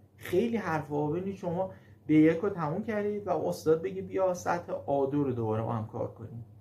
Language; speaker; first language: Persian; native; Persian